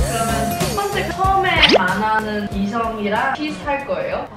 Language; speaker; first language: Korean; non-native, learner; Cantonese